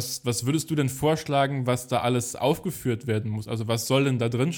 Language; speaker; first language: German; native; German